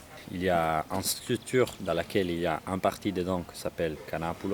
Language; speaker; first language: French; non-native, learner; Italian